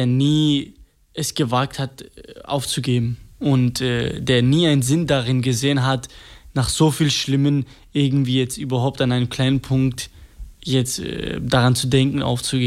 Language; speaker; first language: German; non-native, fluent; Kurdish